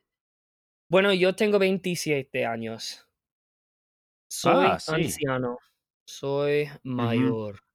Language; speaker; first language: Spanish; non-native, fluent; English